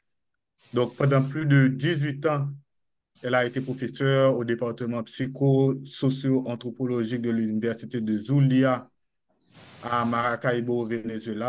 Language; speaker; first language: French; non-native, local second language; Haitian Creole